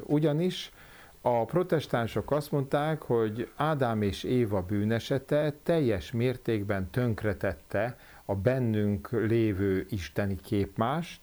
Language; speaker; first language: Hungarian; native; Hungarian